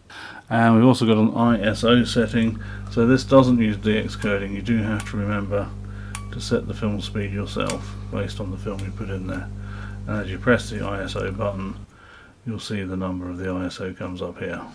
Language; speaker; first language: English; native; English